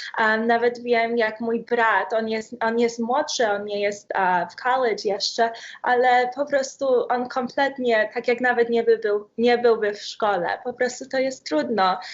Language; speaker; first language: Polish; early bilingual, heritage; Polish